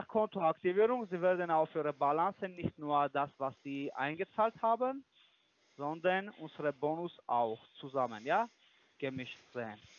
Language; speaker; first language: German; non-native, learner; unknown